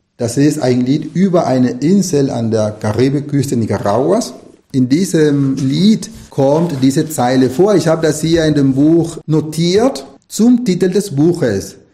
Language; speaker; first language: German; non-native, fluent; Spanish